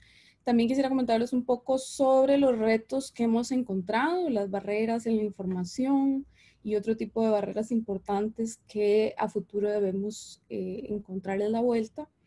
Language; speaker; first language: Spanish; native; Spanish